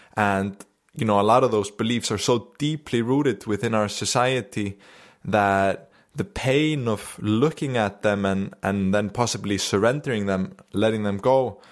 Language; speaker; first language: English; non-native, fluent; Icelandic